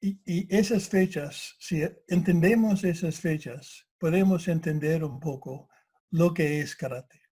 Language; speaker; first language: Spanish; non-native, fluent; English